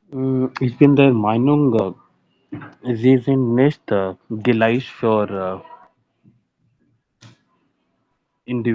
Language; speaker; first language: German; non-native, learner; Hindi